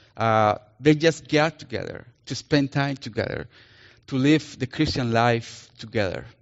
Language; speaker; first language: English; non-native, fluent; Spanish